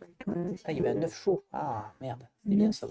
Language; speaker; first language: French; native; French